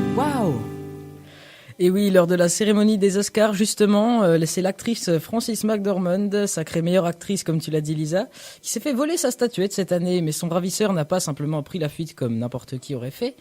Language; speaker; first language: French; native; French